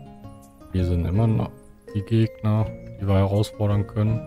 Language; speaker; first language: German; native; German